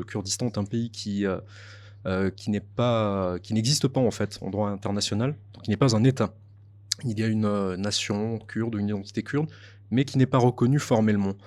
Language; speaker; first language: French; native; French